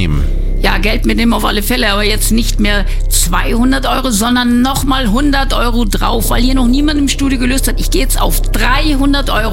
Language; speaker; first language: German; native; German